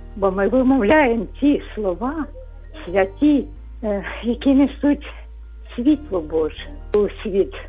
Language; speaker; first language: Ukrainian; native; Ukrainian